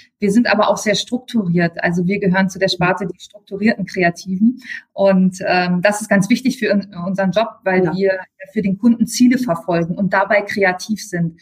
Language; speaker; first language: German; early bilingual, other home language; Bulgarian